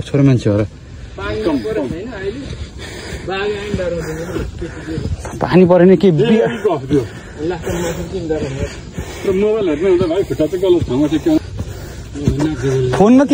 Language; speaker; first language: Nepali; native; Nepali